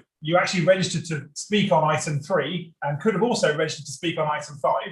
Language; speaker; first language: English; native; English